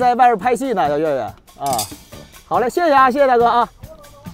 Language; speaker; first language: Chinese; native; Chinese